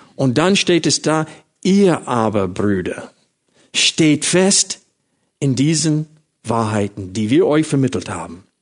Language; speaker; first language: German; non-native, fluent; English